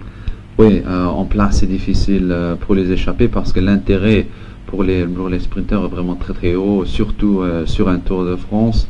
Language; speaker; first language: French; non-native, local second language; Luxembourgish